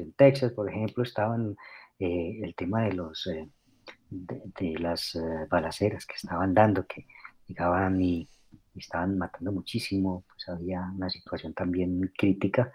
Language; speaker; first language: Spanish; native; Spanish